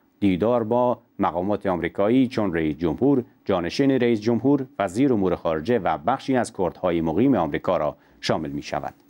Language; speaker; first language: Persian; non-native, local second language; Central Kurdish